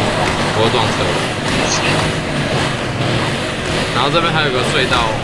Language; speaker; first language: Chinese; native; Chinese